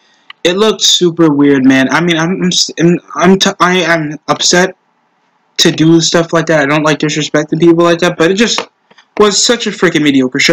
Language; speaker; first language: English; native; English